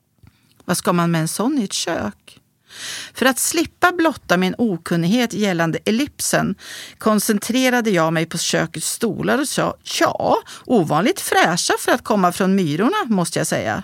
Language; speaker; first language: Swedish; native; Swedish